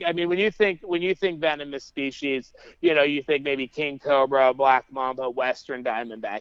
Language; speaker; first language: English; native; English